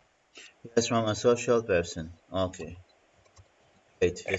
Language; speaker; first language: English; non-native, fluent; Arabic